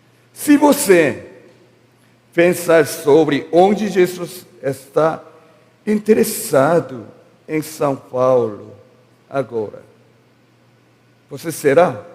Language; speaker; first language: Portuguese; non-native, learner; Korean